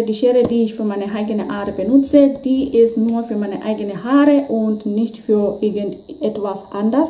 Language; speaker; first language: German; non-native, fluent; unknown